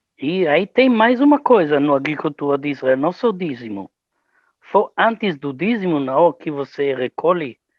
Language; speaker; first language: Portuguese; non-native, learner; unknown